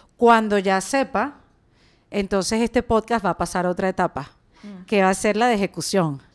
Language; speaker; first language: Spanish; native; Spanish